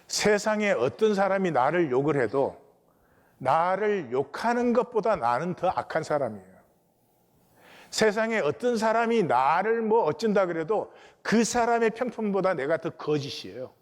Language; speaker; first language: Korean; native; Korean